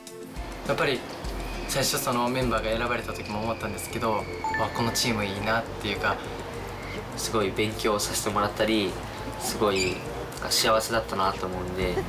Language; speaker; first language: Japanese; native; Japanese